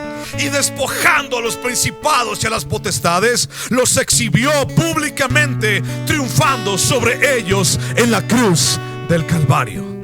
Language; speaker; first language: Spanish; native; Spanish